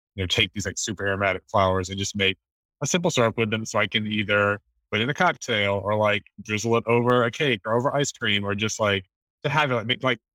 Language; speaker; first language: English; native; English